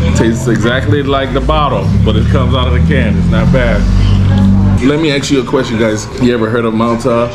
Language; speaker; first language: English; native; English